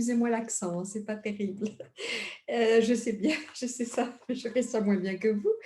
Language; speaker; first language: French; non-native, fluent; Spanish